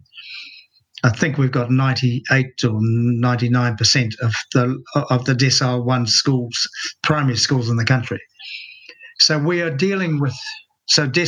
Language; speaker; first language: English; native; English